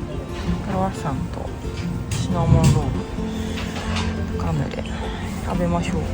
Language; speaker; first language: Japanese; native; Japanese